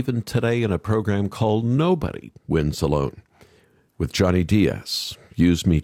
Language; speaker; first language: English; native; English